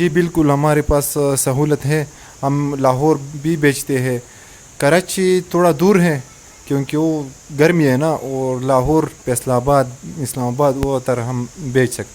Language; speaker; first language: Hindi; non-native, local second language; Pashto